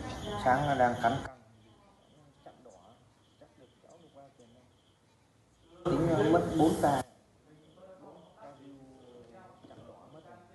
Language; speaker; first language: Vietnamese; native; Vietnamese